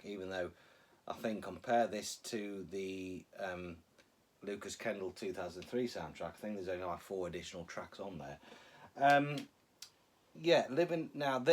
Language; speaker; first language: English; native; English